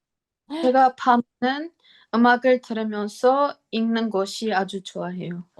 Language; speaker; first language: Korean; non-native, learner; Armenian